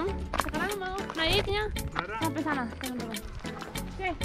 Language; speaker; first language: Indonesian; non-native, fluent; Spanish